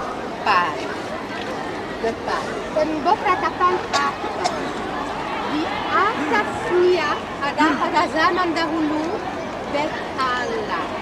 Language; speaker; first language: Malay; non-native, fluent; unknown